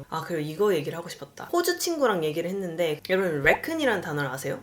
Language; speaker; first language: Korean; native; Korean